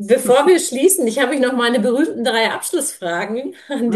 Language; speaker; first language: German; native; German